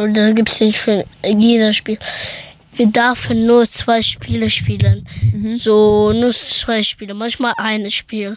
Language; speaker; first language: German; early bilingual, other home language; Persian